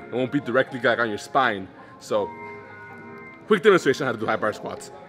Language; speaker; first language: English; native; English